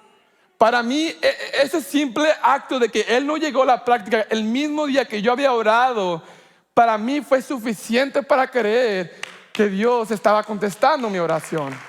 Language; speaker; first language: Spanish; early bilingual, heritage; Spanish